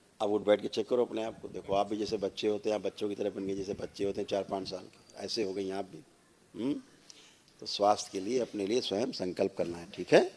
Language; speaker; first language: Hindi; native; Hindi